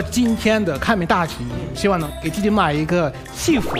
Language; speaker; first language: Chinese; non-native, fluent; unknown